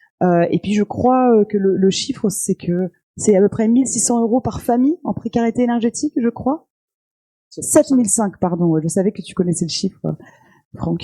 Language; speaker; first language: French; native; French